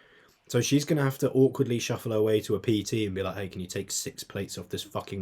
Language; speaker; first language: English; native; English